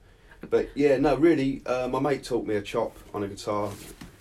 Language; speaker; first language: English; native; English